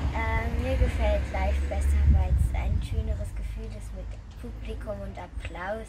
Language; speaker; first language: German; native; German